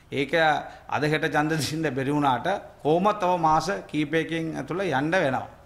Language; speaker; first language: Sinhala; non-native, local second language; Tamil